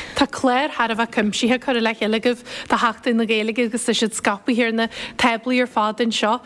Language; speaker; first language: Irish; native; Irish